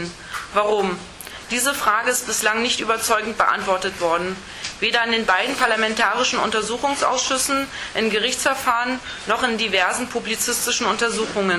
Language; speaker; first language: German; native; German